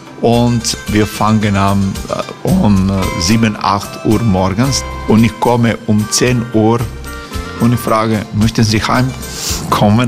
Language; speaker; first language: German; non-native, learner; Croatian